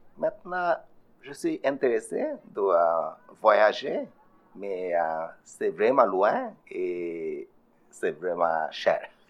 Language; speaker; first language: French; non-native, learner; Bangla